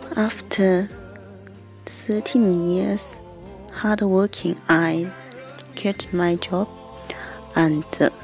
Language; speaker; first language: English; non-native, learner; Chinese